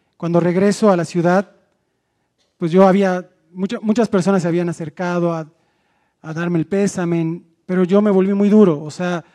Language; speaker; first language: Spanish; native; Spanish